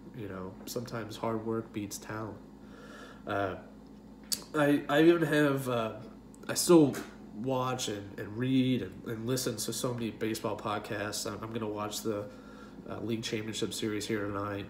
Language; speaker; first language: English; native; English